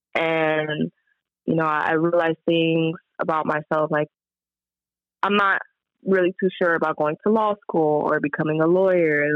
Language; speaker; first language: English; native; English